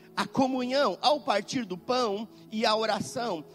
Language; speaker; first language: Portuguese; native; Portuguese